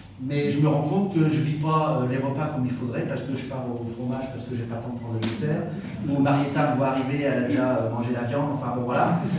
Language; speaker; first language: French; native; French